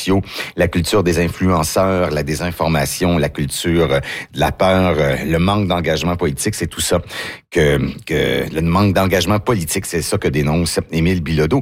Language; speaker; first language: French; native; French